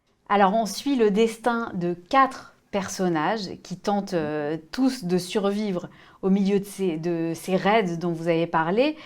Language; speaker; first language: French; native; French